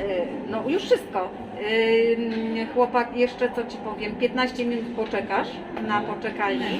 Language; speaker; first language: Polish; native; Polish